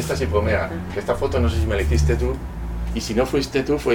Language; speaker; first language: Spanish; native; Spanish